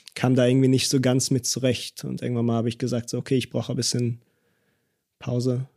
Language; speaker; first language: German; early bilingual, other home language; Hebrew